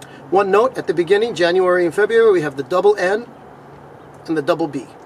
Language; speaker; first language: English; native; English